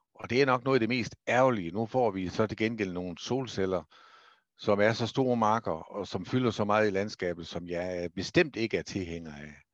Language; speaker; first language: Danish; native; Danish